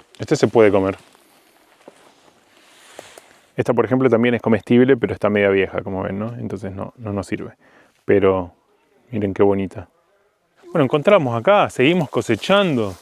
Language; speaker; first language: Spanish; native; Spanish